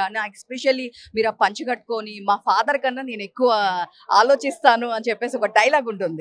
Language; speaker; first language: Telugu; native; Telugu